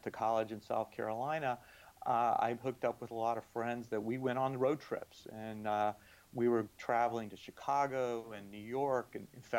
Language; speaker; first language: English; native; English